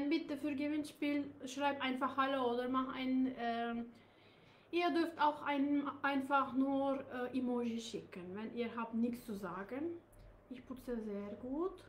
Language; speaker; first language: German; non-native, learner; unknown